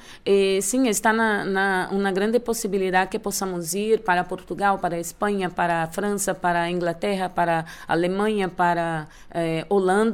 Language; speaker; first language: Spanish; non-native, learner; Portuguese